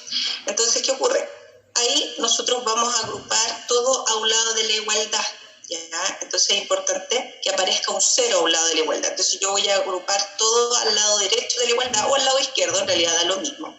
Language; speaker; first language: Spanish; native; Spanish